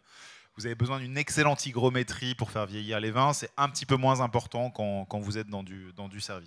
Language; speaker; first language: French; native; French